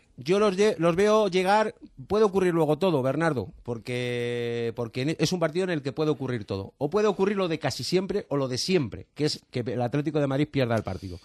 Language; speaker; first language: Spanish; native; Spanish